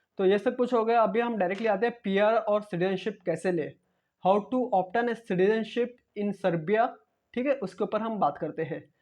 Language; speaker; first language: Hindi; non-native, local second language; Marathi